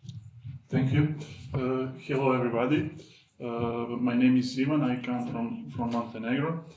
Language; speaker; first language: English; non-native, learner; Serbian